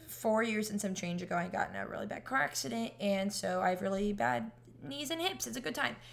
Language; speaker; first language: English; native; English